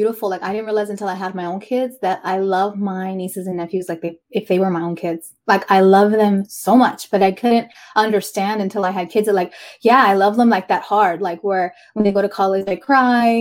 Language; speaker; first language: English; native; English